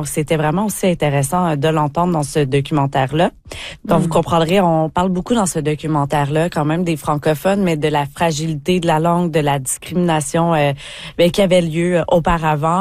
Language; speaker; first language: French; native; French